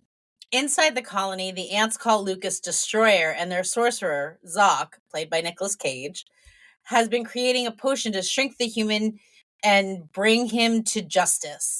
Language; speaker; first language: English; native; English